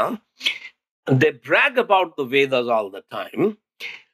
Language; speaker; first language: English; non-native, local second language; Hindi